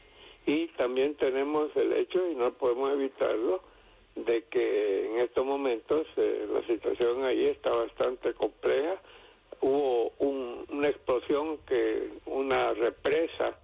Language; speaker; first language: Spanish; native; Spanish